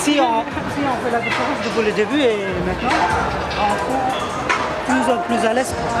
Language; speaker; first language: French; non-native, fluent; Bangla